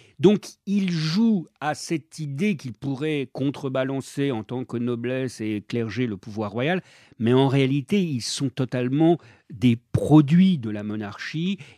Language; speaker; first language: French; native; French